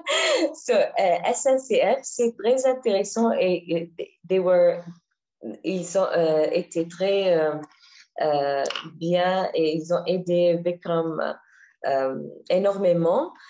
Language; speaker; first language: French; non-native, learner; Arabic